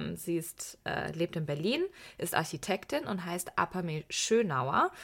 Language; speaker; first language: German; early bilingual, other home language; Persian